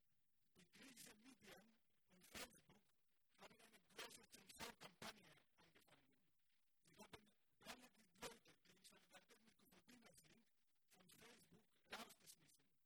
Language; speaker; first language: German; non-native, learner; Greek